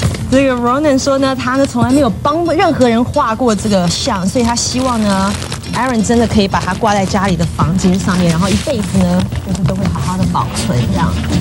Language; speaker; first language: Chinese; native; Chinese